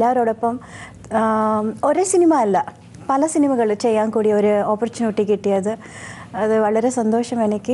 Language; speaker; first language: Malayalam; non-native, local second language; Tamil